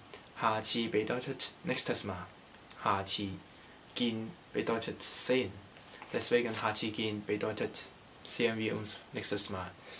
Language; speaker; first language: German; non-native, learner; Cantonese